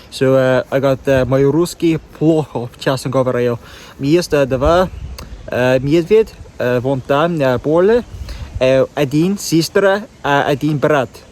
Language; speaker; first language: Russian; non-native, learner; English